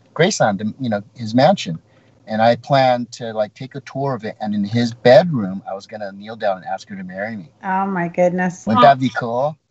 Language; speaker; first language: English; native; English